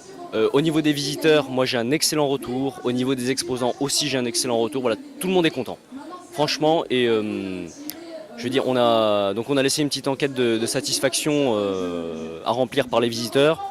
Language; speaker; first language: French; native; French